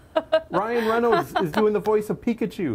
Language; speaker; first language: English; native; English